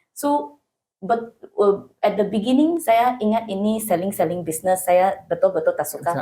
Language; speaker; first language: Indonesian; non-native, learner; Malay